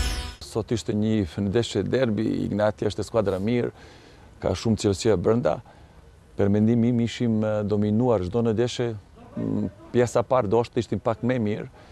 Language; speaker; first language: Albanian; non-native, learner; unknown